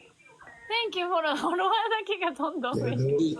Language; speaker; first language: Japanese; native; Japanese